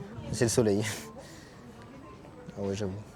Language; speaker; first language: French; native; French